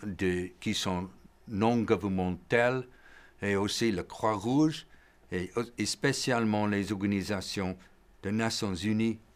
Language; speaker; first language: French; non-native, fluent; English